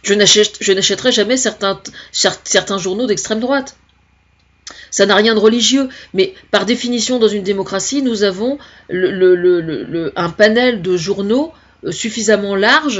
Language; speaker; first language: French; native; French